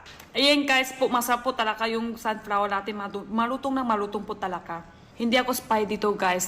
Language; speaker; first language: Filipino; non-native, learner; Chinese